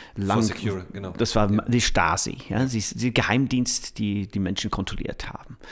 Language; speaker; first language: German; non-native, fluent; English